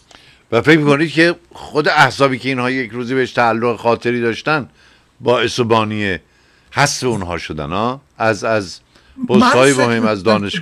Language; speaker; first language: Persian; native; Persian